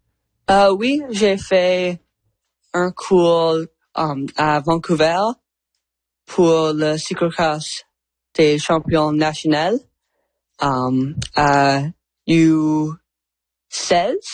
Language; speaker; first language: French; non-native, local second language; English